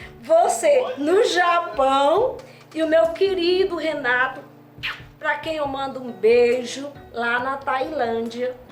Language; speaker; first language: Portuguese; native; Portuguese